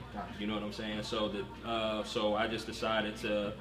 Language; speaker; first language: English; native; English